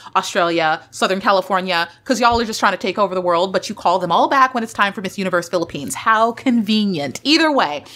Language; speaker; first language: English; native; English